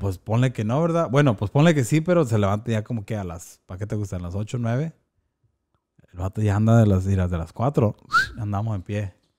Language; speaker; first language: Spanish; early bilingual, heritage; Spanish